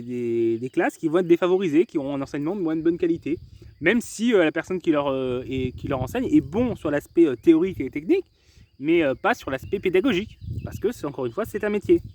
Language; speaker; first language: French; native; French